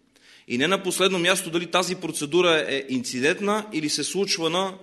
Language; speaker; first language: Bulgarian; native; Bulgarian